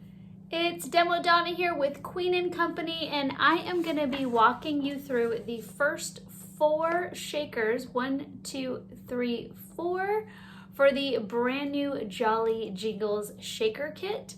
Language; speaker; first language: English; native; English